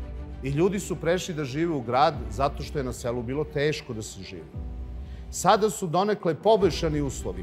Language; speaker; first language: Serbian; native; Serbian